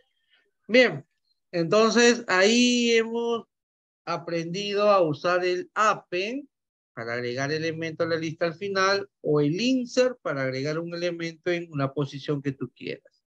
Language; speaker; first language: Spanish; native; Spanish